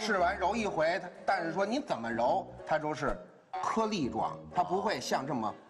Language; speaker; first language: Chinese; native; Chinese